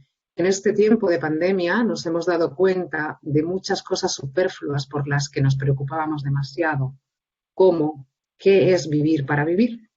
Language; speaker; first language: Spanish; native; Spanish